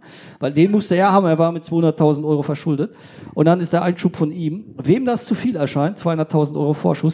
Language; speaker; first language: German; native; German